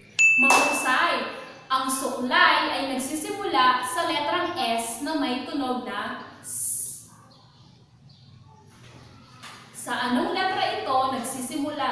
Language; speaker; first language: Filipino; native; Filipino